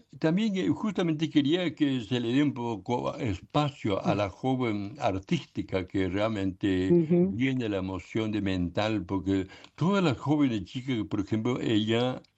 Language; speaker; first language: Spanish; non-native, local second language; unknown